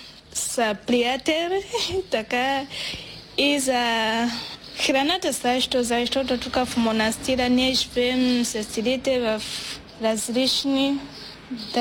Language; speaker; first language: Bulgarian; non-native, learner; Swahili